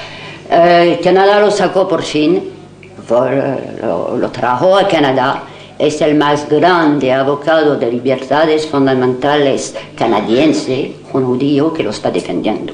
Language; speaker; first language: Spanish; non-native, fluent; French